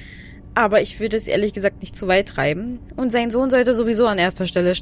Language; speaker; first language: German; native; German